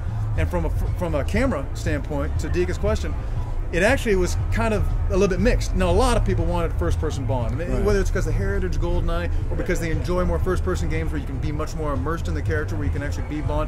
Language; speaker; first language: English; native; English